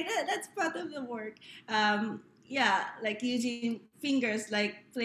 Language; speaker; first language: English; non-native, fluent; Japanese